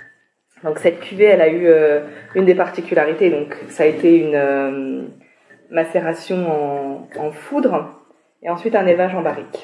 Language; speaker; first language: French; native; French